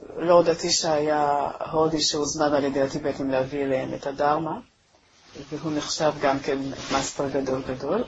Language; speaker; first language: Hebrew; native; Hebrew